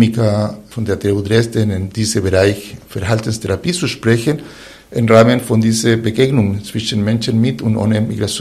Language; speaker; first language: German; non-native, fluent; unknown